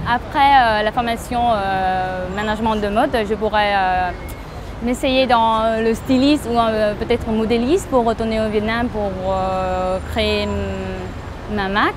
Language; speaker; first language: French; non-native, fluent; Vietnamese